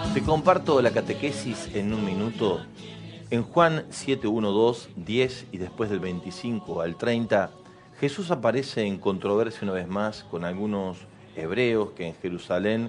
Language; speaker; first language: Spanish; native; Spanish